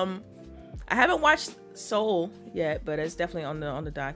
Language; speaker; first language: English; native; English